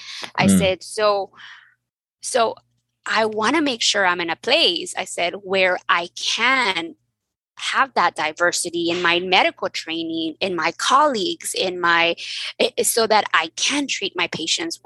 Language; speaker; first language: English; early bilingual, other home language; Spanish